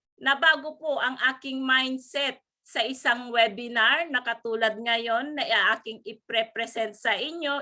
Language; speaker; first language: Filipino; non-native, local second language; Iloko